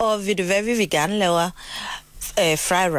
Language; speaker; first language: Danish; non-native, learner; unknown